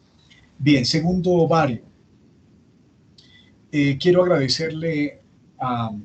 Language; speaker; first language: Spanish; native; Spanish